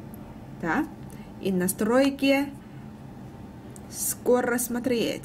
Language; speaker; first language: Russian; non-native, learner; Chinese